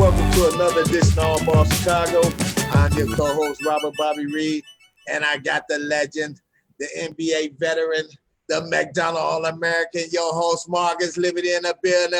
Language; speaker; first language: English; native; English